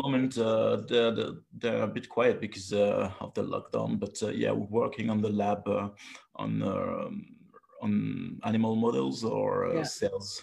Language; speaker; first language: English; non-native, fluent; French